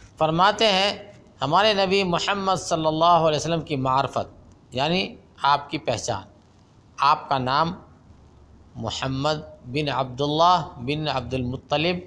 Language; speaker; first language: Urdu; native; Urdu